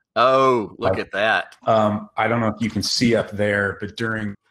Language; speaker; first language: English; native; English